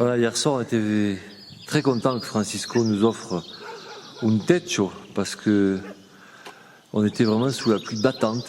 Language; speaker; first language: French; native; French